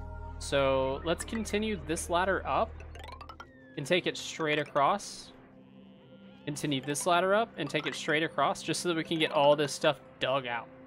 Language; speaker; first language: English; native; English